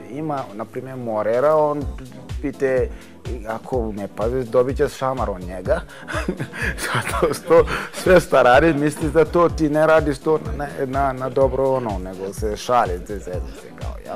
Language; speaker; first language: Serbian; non-native, learner; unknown